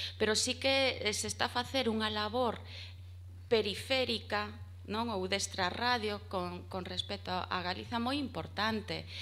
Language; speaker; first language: Galician; non-native, local second language; Spanish